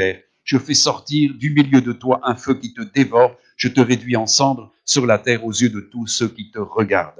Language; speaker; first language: French; native; French